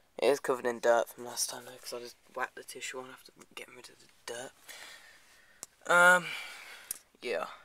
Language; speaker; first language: English; native; English